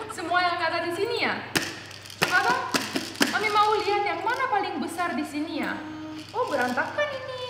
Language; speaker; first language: Indonesian; non-native, fluent; Romanian